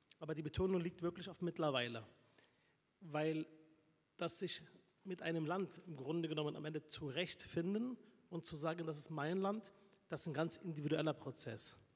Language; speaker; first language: German; early bilingual, other home language; Arabic